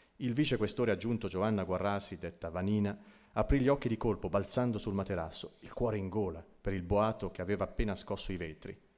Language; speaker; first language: Italian; native; Italian